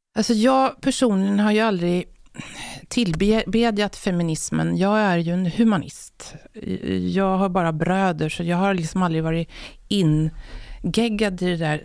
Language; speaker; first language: Swedish; native; Swedish